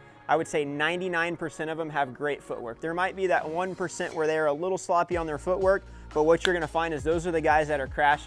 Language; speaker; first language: English; native; English